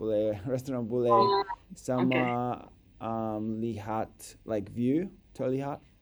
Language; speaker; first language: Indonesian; non-native, learner; English